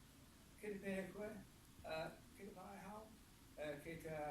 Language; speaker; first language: Māori; non-native, learner; English